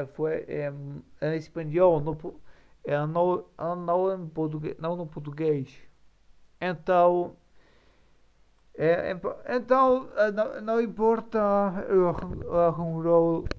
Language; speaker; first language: Portuguese; non-native, learner; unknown